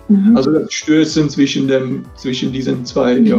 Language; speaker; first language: German; non-native, fluent; Czech